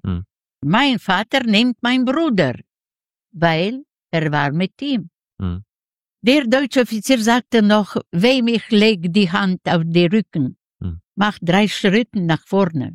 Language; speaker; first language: German; non-native, fluent; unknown